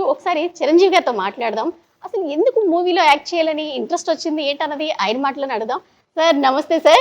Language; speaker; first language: Telugu; native; Telugu